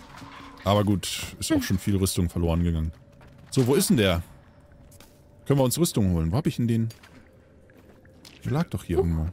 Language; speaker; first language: German; native; German